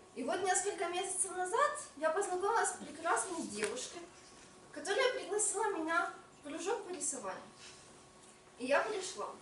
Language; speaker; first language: Russian; native; Russian